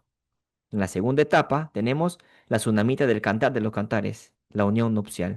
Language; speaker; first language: Spanish; native; Spanish